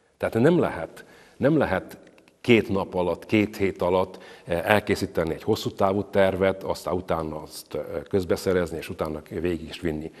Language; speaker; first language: Hungarian; native; Hungarian